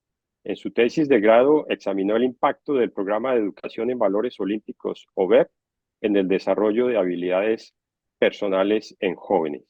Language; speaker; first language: Spanish; native; Spanish